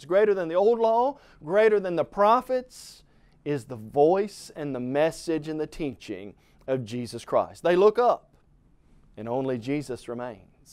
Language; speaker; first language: English; native; English